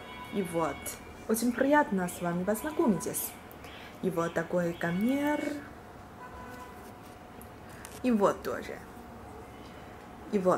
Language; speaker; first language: Russian; non-native, learner; Chinese